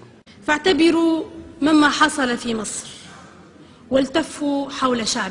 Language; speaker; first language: Arabic; native; Arabic